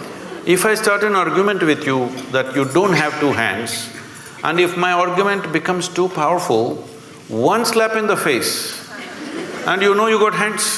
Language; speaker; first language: English; non-native, local second language; Kannada